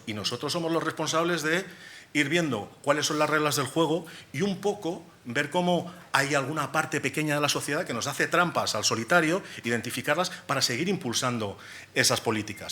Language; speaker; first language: Spanish; native; Spanish